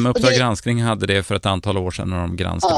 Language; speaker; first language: Swedish; native; Swedish